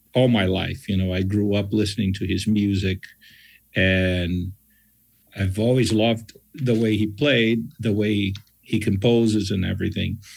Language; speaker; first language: English; non-native, fluent; Portuguese